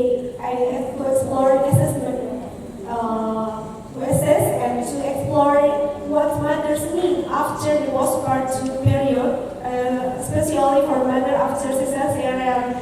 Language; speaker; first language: English; non-native, learner; Indonesian